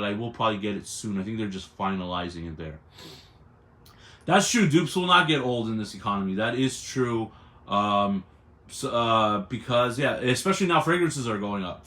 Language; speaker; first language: English; native; English